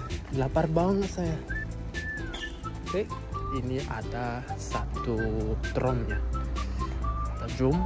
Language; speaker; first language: Indonesian; non-native, fluent; Chinese